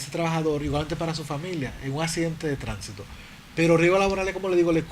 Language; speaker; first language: Spanish; native; Spanish